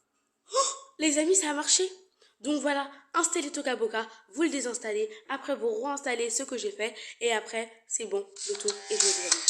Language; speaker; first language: French; native; French